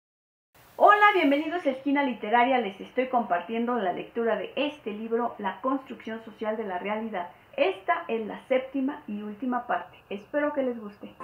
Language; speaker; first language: Spanish; native; Spanish